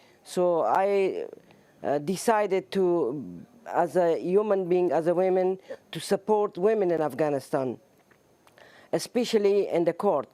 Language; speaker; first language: English; non-native, learner; Persian